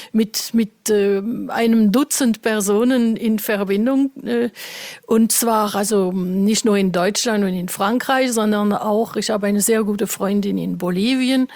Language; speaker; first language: German; non-native, fluent; French